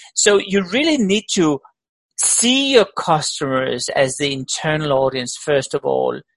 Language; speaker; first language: English; non-native, fluent; Danish